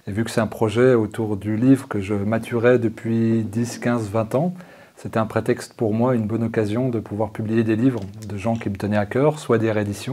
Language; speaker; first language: French; native; French